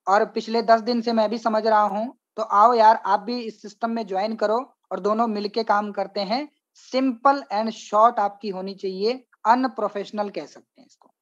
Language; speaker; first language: Hindi; native; Hindi